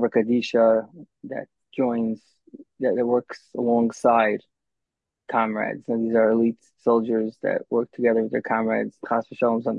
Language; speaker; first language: English; native; English